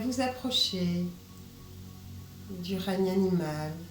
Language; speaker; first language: French; native; French